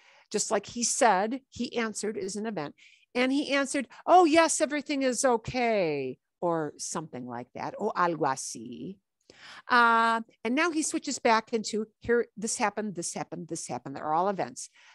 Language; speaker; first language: English; native; English